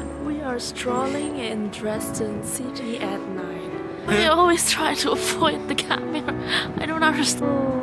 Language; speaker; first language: English; non-native, fluent; Indonesian